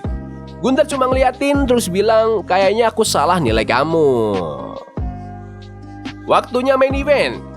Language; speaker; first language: Indonesian; native; Indonesian